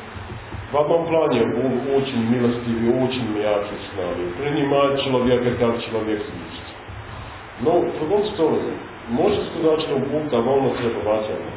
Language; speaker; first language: Russian; non-native, learner; English